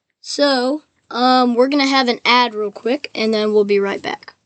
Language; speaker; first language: English; native; English